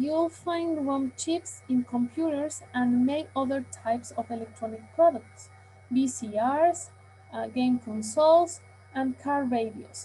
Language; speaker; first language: English; non-native, learner; Spanish